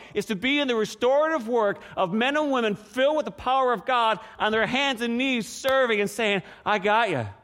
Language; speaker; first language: English; native; English